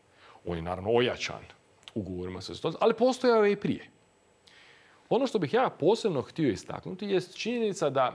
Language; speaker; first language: Croatian; native; Croatian